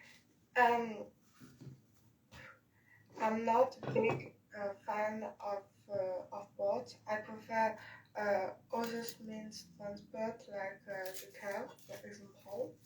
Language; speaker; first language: English; non-native, learner; French